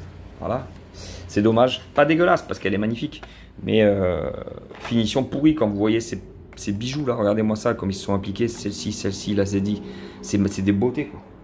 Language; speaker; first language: French; native; French